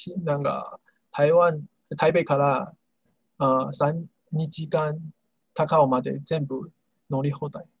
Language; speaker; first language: Japanese; non-native, learner; Chinese